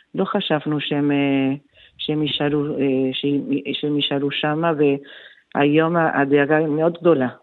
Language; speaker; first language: Hebrew; non-native, fluent; Spanish